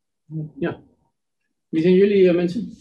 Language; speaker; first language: Dutch; native; Dutch